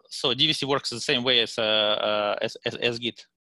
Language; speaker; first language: English; non-native, fluent; Russian